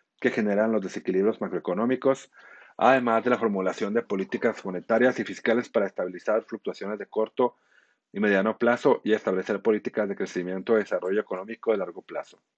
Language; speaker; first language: Spanish; native; Spanish